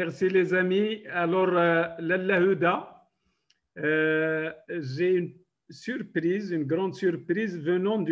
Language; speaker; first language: French; non-native, local second language; Arabic